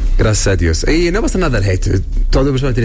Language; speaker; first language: Spanish; non-native, learner; Arabic